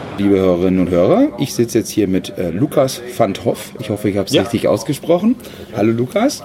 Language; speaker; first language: German; native; German